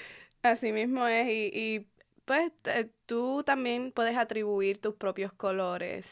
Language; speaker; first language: Spanish; early bilingual, heritage; Spanish